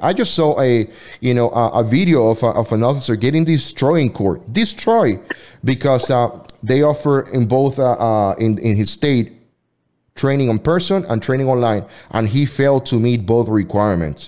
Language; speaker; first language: English; non-native, fluent; Spanish